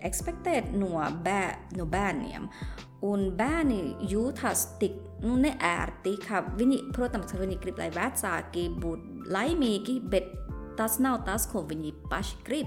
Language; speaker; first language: Latvian; non-native, fluent; Thai